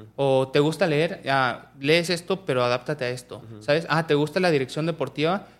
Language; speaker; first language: Spanish; native; Spanish